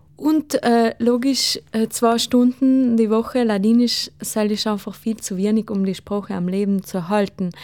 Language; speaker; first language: German; non-native, local second language; Ladin